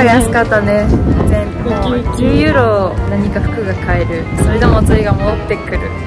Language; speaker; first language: Japanese; native; Japanese